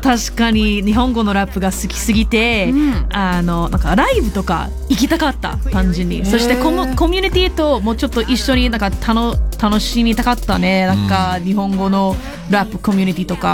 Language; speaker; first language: Japanese; non-native, fluent; English